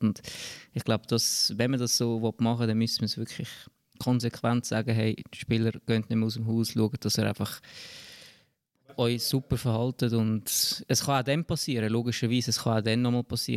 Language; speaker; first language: German; native; German